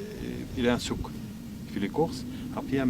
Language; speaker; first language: French; non-native, learner; Arabic